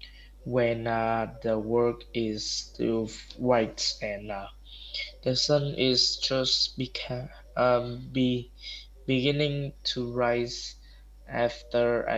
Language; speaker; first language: English; non-native, learner; Vietnamese